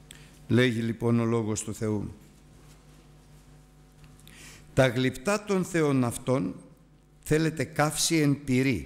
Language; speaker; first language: Greek; native; Greek